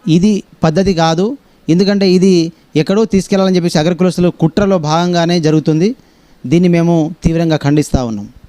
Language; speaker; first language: Telugu; non-native, local second language; Lambadi